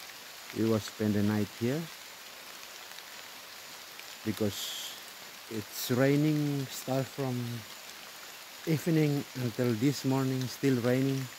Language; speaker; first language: English; non-native, learner; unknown